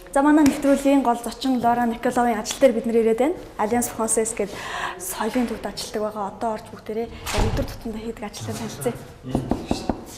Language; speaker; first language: Mongolian; native; Mongolian